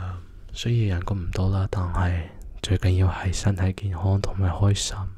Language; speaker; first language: Cantonese; early bilingual, heritage; Cantonese